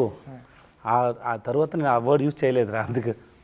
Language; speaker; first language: Telugu; non-native, learner; Tamil